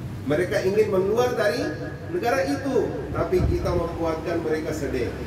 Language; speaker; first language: Indonesian; non-native, fluent; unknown